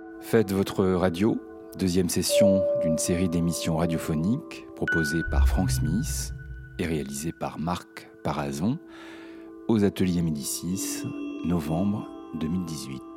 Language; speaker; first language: French; native; French